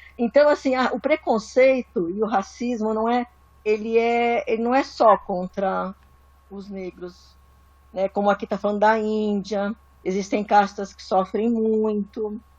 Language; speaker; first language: Portuguese; native; Portuguese